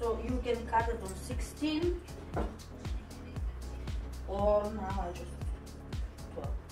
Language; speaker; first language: English; non-native, fluent; Bulgarian